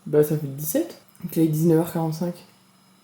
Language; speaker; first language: French; native; French